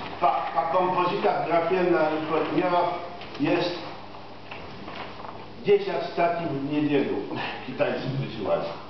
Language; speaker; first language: Russian; non-native, fluent; Polish